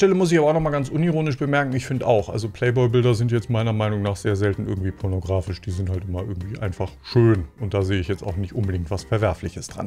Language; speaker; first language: German; native; German